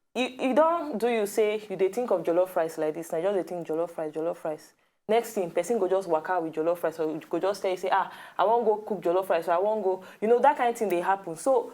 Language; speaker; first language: Nigerian Pidgin; native; Nigerian Pidgin